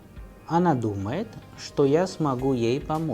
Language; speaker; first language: Russian; non-native, fluent; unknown